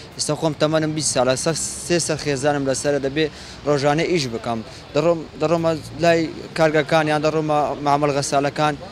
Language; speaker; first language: Central Kurdish; native; Central Kurdish